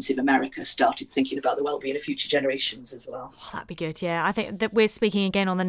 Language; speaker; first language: English; native; English